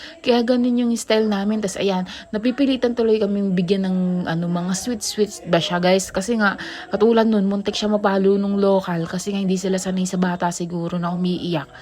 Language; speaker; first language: Filipino; native; Filipino